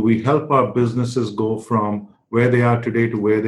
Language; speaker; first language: English; non-native, local second language; Hindi